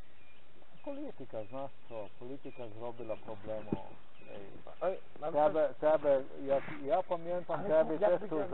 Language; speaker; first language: Polish; non-native, learner; Ukrainian